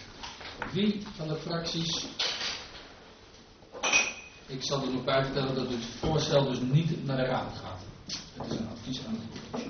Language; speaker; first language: Dutch; native; Dutch